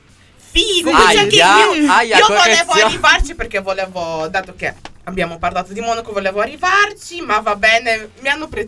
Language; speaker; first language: Italian; native; Italian